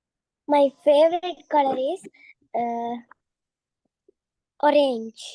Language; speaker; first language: English; non-native, learner; Tamil